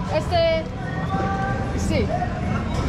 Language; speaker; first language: Spanish; non-native, learner; Turkish